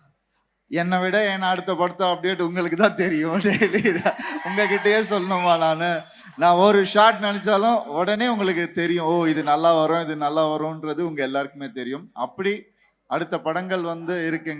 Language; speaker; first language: Tamil; native; Tamil